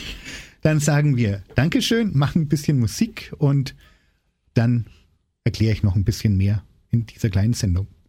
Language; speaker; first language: German; native; German